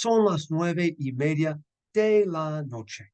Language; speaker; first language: Spanish; non-native, fluent; English